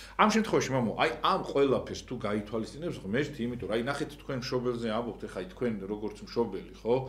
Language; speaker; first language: Georgian; native; Georgian